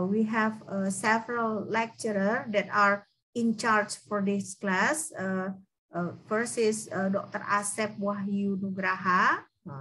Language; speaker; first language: English; non-native, fluent; Indonesian